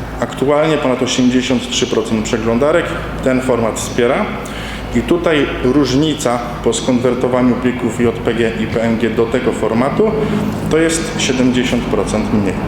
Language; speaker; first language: Polish; native; Polish